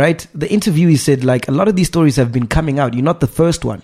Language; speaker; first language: English; non-native, local second language; Venda